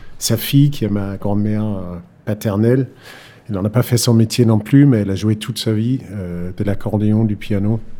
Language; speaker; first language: French; non-native, fluent; Danish